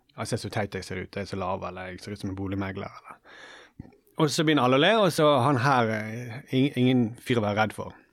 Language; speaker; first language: Norwegian; native; Norwegian